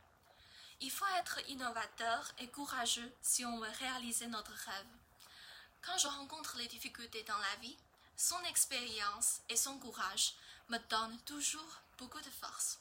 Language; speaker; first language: French; non-native, learner; Chinese